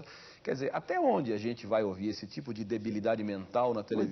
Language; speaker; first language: Portuguese; native; Portuguese